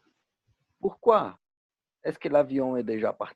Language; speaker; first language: French; non-native, learner; Portuguese